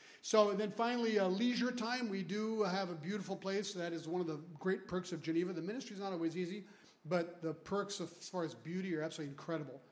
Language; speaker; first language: English; early bilingual, other home language; French